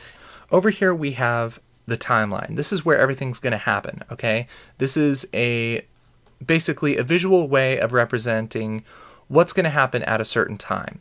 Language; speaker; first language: English; native; English